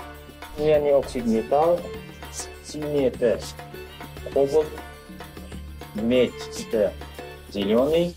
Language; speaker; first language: Russian; non-native, learner; Uzbek